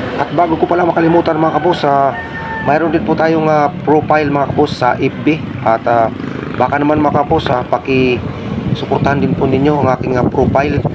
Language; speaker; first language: Filipino; native; Filipino